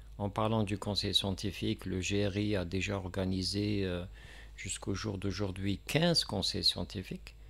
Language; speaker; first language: French; non-native, local second language; Kabyle